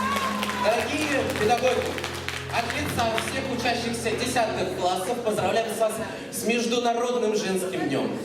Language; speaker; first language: Russian; native; Russian